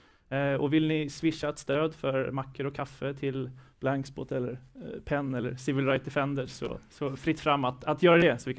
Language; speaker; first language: Swedish; native; Swedish